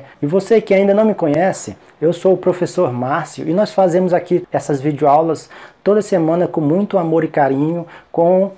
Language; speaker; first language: Portuguese; native; Portuguese